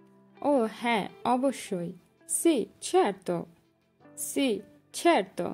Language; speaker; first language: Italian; non-native, learner; Bangla